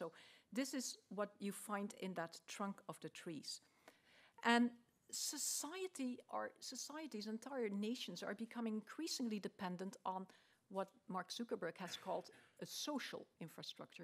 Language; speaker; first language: English; non-native, fluent; Dutch